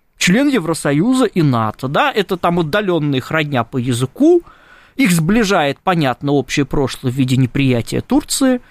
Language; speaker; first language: Russian; native; Russian